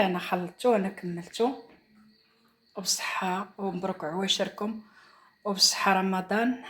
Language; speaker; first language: Arabic; native; Arabic